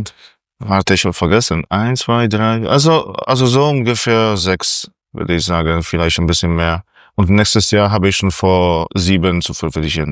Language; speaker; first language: German; non-native, fluent; Polish